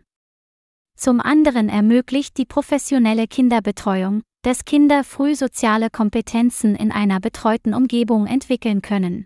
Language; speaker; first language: German; non-native, learner; Vietnamese